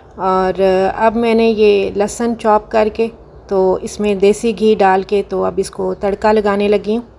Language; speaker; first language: Urdu; non-native, local second language; Punjabi